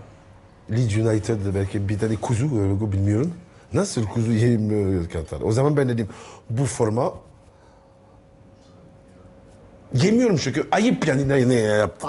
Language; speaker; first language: Turkish; non-native, learner; French